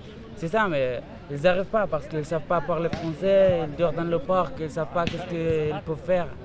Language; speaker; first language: French; non-native, fluent; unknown